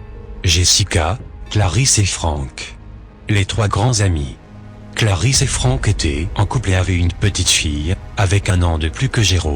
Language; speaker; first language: French; native; French